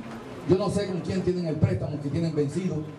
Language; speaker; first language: Spanish; native; Spanish